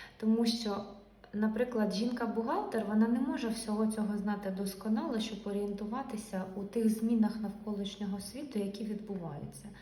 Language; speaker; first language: Ukrainian; non-native, local second language; Russian